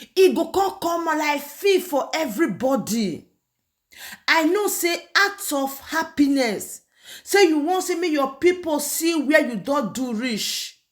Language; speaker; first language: Nigerian Pidgin; non-native, local second language; Igbo